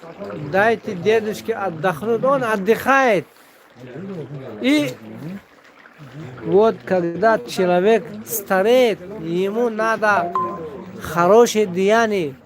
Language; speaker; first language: Russian; non-native, local second language; Tajik